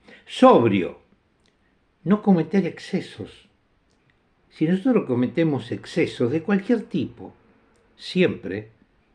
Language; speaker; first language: Spanish; non-native, fluent; Italian